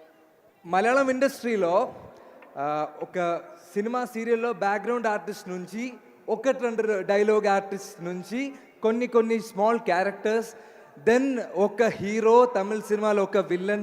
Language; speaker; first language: Telugu; non-native, learner; Malayalam